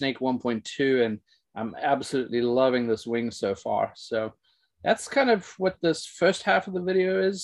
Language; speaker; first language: English; native; English